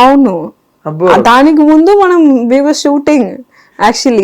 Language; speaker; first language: Telugu; non-native, fluent; Kannada